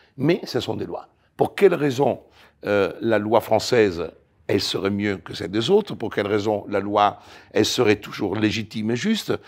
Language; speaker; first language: French; non-native, fluent; Italian